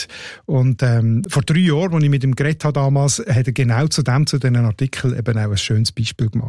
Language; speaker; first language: German; native; German